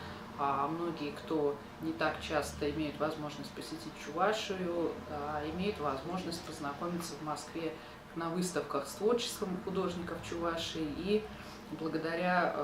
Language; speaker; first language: Russian; native; Russian